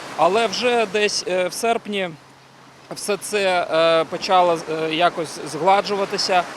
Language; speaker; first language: Ukrainian; native; Ukrainian